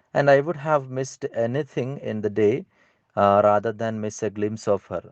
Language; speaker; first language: English; non-native, local second language; Malayalam